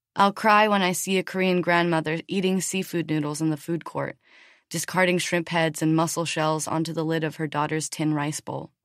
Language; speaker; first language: English; native; English